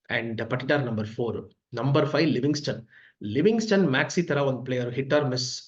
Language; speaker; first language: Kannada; non-native, local second language; Tamil